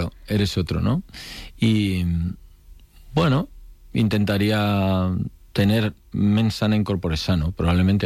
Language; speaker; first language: Spanish; native; Spanish